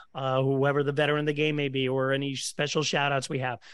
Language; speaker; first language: English; native; English